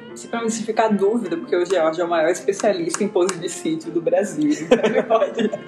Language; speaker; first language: Portuguese; native; Portuguese